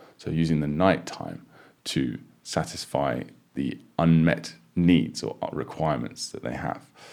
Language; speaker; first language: English; native; English